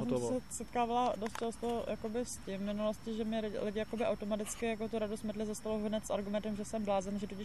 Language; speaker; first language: Czech; native; Czech